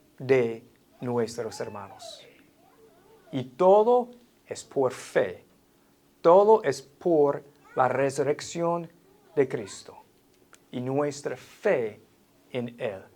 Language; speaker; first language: Spanish; non-native, fluent; English